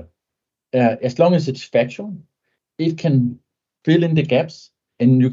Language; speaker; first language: English; non-native, fluent; Danish